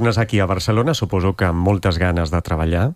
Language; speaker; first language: Catalan; native; Catalan